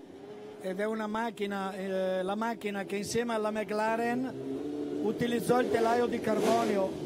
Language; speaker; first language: Italian; native; Italian